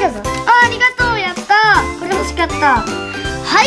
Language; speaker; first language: Japanese; native; Japanese